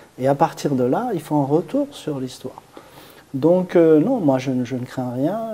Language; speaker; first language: French; native; French